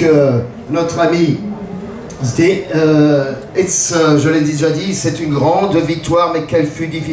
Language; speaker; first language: French; native; French